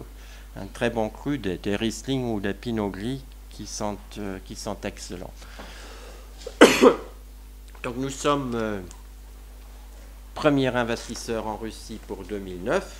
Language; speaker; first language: French; non-native, local second language; Luxembourgish